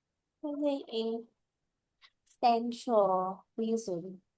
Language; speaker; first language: English; non-native, learner; Vietnamese